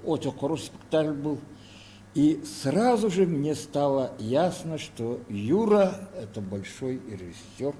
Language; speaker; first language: Russian; non-native, local second language; Yakut